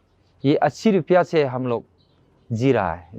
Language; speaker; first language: Hindi; non-native, local second language; Manipuri